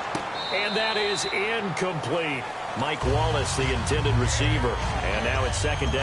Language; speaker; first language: English; native; English